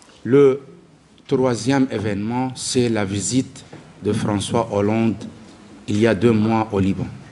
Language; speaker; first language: French; non-native, local second language; Arabic